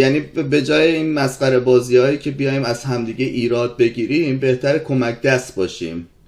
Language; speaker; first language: Persian; early bilingual, heritage; Persian